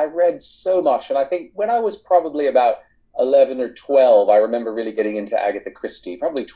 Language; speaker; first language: English; native; English